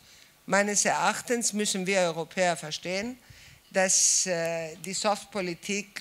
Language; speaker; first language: German; non-native, fluent; Greek